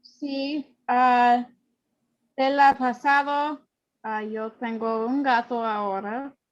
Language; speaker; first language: Spanish; non-native, learner; English